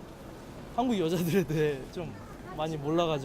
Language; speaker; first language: Korean; early bilingual, heritage; Korean